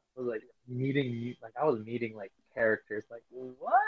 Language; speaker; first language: English; non-native, local second language; Filipino